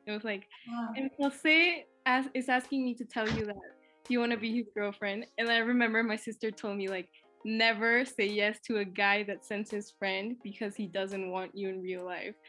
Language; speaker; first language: English; early bilingual, other home language; Spanish